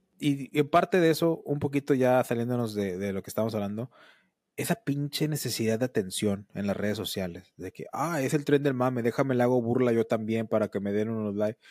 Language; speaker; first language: Spanish; early bilingual, heritage; Spanish